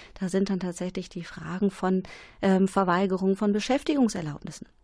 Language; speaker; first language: German; native; German